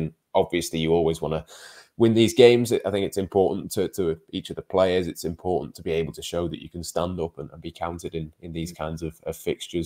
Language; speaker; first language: English; native; English